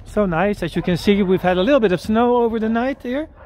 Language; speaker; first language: English; non-native, fluent; Dutch